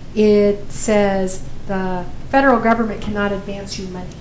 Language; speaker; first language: English; native; English